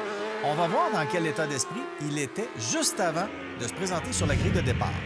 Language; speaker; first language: French; native; French